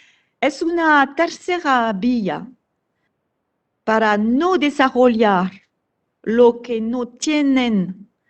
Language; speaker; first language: Spanish; non-native, fluent; French